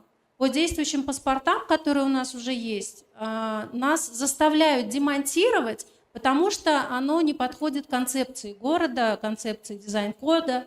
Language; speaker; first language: Russian; native; Russian